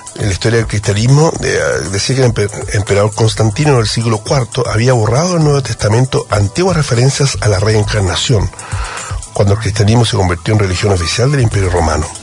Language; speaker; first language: Spanish; native; Spanish